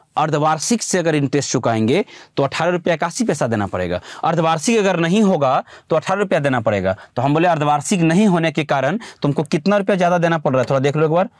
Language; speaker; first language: Hindi; native; Hindi